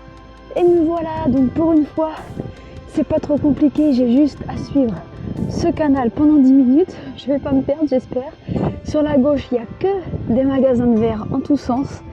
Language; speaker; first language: French; native; French